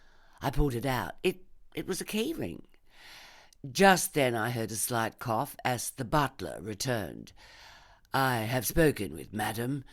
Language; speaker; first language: English; native; English